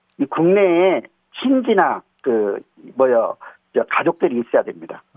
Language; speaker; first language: Korean; native; Korean